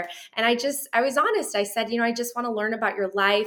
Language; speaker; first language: English; native; English